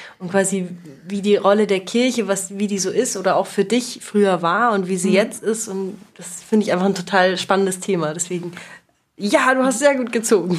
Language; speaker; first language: German; native; German